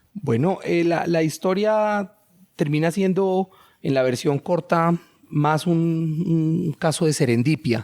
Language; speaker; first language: Spanish; native; Spanish